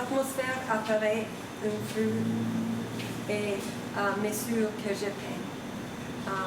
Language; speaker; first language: French; non-native, fluent; Swedish